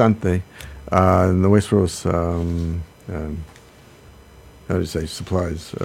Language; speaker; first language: Spanish; non-native, learner; English